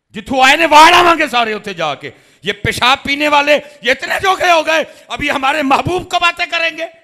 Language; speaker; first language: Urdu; non-native, local second language; Punjabi